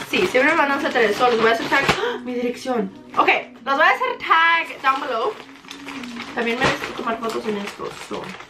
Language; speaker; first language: Spanish; early bilingual, heritage; Spanish